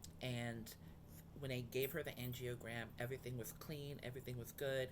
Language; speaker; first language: English; native; English